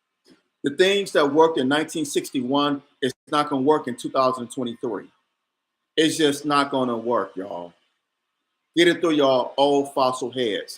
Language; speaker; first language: English; native; English